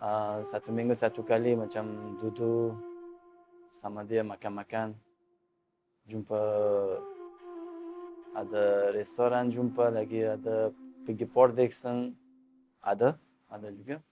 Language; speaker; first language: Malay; non-native, learner; Uzbek